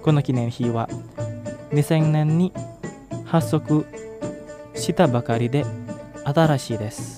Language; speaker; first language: Japanese; non-native, fluent; Indonesian